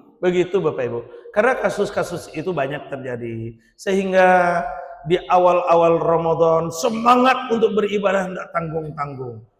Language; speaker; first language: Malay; non-native, local second language; Minangkabau